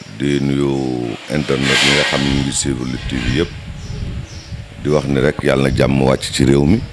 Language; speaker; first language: Wolof; native; Wolof